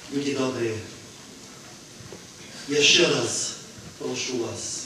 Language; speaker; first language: Ukrainian; non-native, local second language; Hungarian